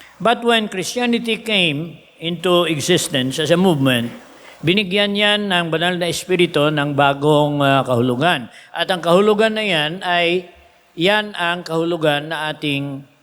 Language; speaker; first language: Filipino; non-native, local second language; Hiligaynon